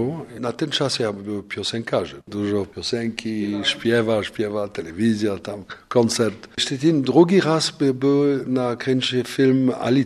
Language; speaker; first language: Polish; non-native, learner; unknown